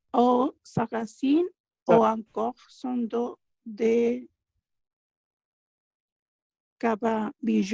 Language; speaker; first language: French; non-native, learner; Spanish